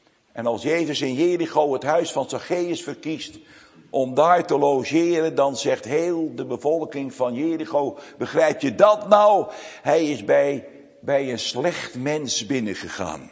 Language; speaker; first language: Dutch; native; Dutch